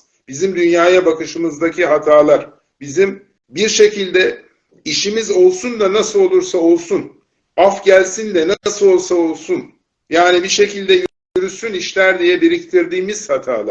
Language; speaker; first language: Turkish; native; Turkish